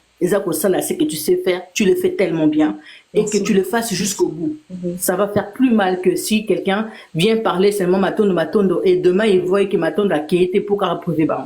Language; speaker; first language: French; non-native, local second language; Lingala